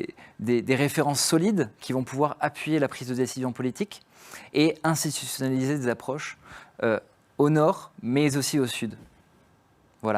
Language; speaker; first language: French; native; French